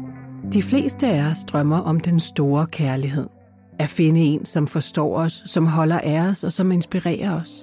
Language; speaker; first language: Danish; native; Danish